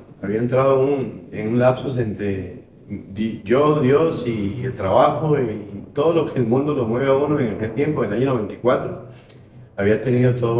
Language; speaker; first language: Spanish; native; Spanish